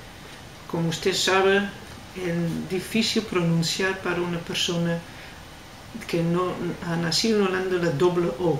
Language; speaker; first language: Spanish; non-native, fluent; Dutch